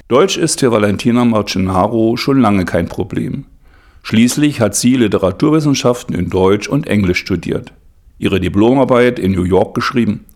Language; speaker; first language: German; native; German